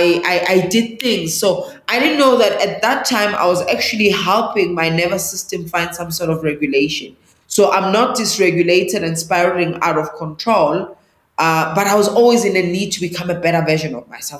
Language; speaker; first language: English; non-native, local second language; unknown